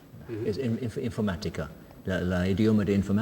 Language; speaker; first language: Spanish; non-native, learner; English